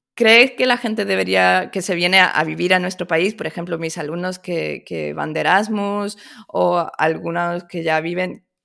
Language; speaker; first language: Spanish; early bilingual, other home language; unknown